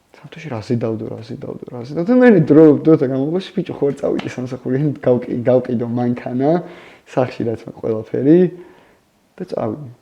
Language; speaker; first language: Georgian; native; Georgian